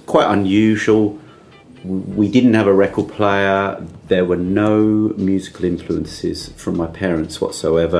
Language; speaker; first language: English; native; English